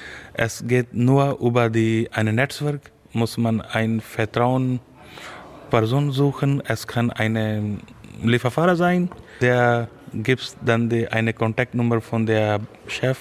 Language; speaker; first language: German; non-native, learner; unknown